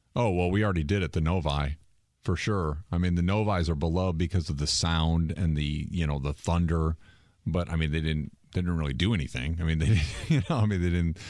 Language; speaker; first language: English; native; English